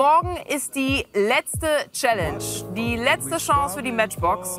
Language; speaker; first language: German; native; German